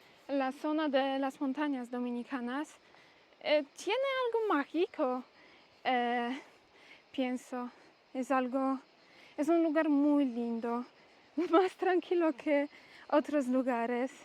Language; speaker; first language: Spanish; non-native, learner; Polish